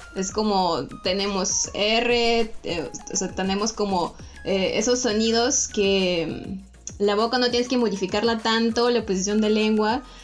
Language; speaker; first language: Spanish; non-native, fluent; Russian